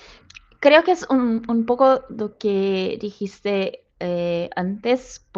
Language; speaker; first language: Spanish; non-native, fluent; Portuguese